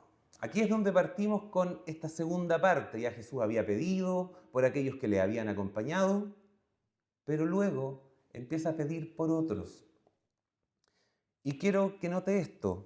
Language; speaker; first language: Spanish; native; Spanish